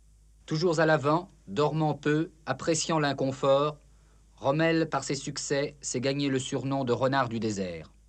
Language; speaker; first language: French; native; French